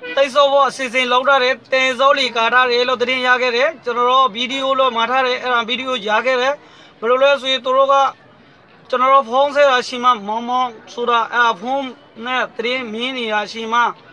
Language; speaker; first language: Burmese; non-native, local second language; Rohingya